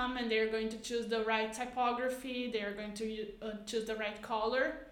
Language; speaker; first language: English; non-native, fluent; Portuguese